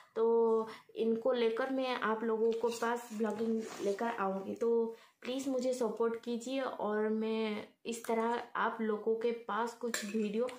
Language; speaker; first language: Hindi; non-native, local second language; Odia